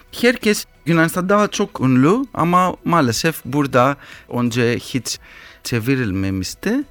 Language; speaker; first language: Turkish; non-native, learner; Greek